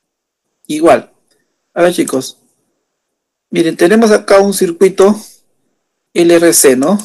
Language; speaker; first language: Spanish; native; Spanish